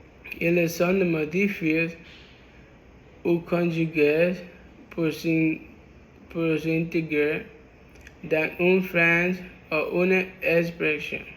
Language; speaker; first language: French; non-native, learner; Spanish